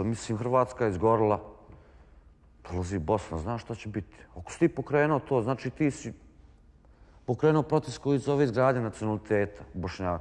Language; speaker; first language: Croatian; native; Croatian